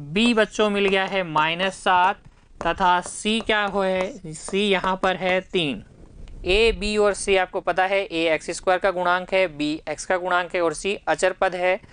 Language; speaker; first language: Hindi; native; Hindi